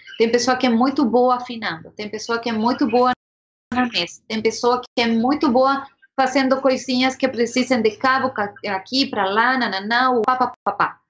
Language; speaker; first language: Portuguese; non-native, fluent; Spanish